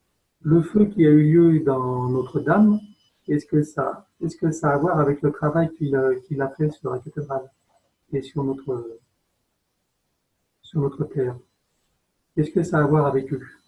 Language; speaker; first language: French; native; French